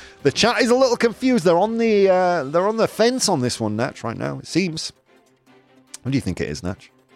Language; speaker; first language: English; native; English